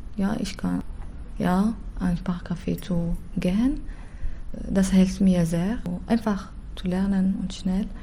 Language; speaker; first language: German; non-native, learner; Arabic